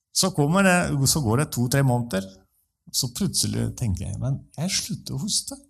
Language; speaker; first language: Norwegian; non-native, fluent; Russian